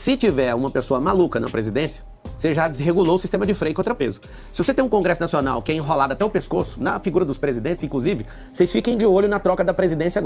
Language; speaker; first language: Portuguese; native; Portuguese